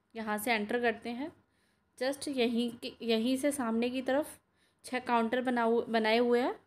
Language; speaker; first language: Hindi; native; Hindi